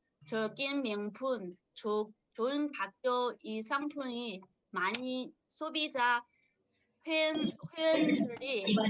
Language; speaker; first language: Korean; non-native, learner; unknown